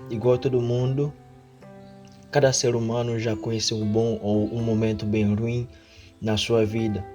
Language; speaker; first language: Portuguese; non-native, fluent; Haitian Creole